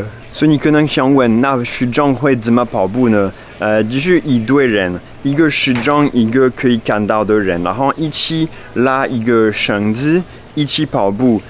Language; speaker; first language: Chinese; non-native, fluent; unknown